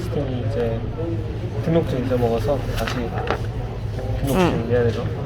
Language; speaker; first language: Korean; native; Korean